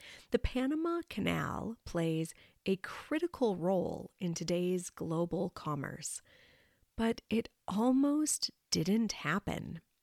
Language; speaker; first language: English; native; English